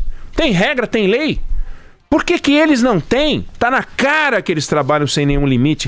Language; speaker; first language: Portuguese; native; Portuguese